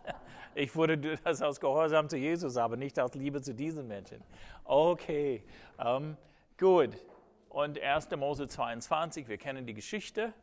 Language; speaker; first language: German; non-native, fluent; English